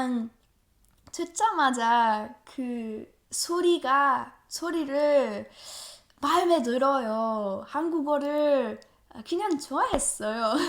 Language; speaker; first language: Korean; non-native, learner; French